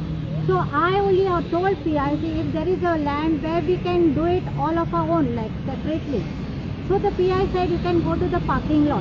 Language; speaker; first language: English; non-native, local second language; Hindi